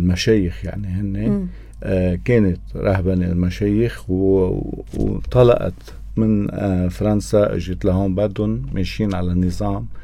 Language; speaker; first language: Arabic; native; Arabic